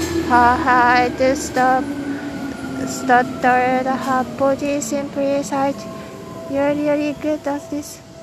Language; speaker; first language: English; non-native, fluent; Japanese